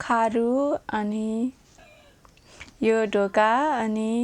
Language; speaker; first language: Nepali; non-native, local second language; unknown